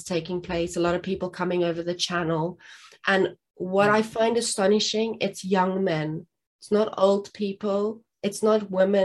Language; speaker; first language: English; non-native, local second language; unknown